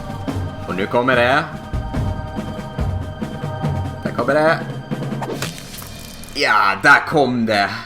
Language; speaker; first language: Swedish; native; Swedish